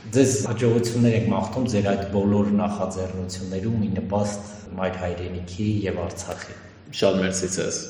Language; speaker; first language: Armenian; native; Armenian